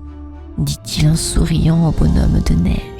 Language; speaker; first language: French; native; French